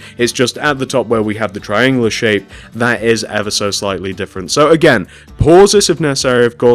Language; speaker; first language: English; native; English